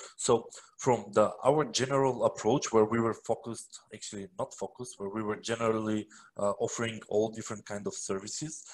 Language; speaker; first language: English; non-native, fluent; Macedonian